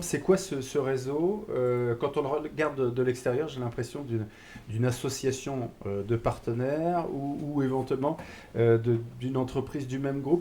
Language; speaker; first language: French; native; French